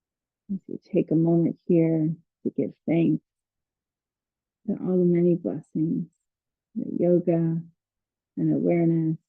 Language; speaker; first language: English; native; English